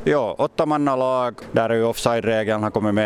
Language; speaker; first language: Swedish; native; Swedish